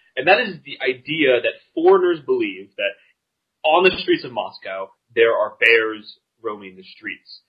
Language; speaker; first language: English; native; English